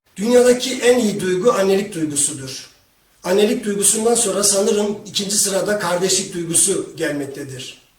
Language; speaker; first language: Turkish; non-native, local second language; Kurdish